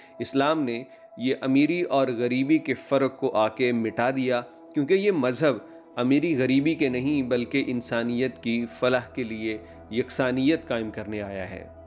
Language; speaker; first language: Urdu; non-native, local second language; Punjabi